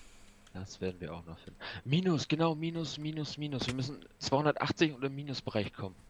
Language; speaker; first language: German; native; German